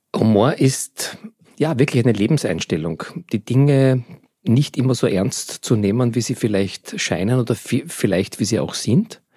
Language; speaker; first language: German; native; German